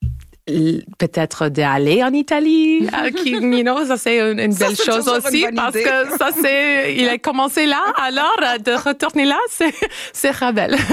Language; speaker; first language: French; non-native, local second language; English